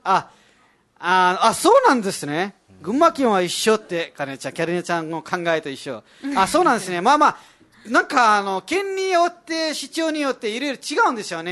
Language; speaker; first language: Japanese; non-native, fluent; Nepali